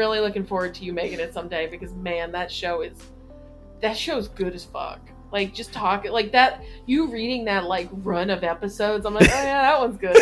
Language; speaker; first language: English; native; English